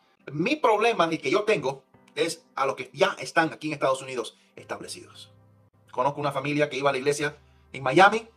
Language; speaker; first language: Spanish; early bilingual, heritage; Spanish